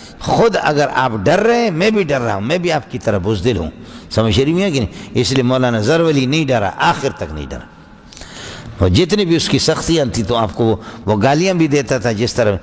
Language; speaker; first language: Urdu; non-native, local second language; Brahui